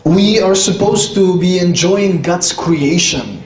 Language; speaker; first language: English; non-native, fluent; Polish